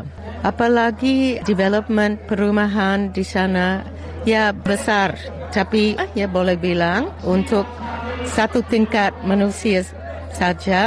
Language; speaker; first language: Indonesian; non-native, fluent; English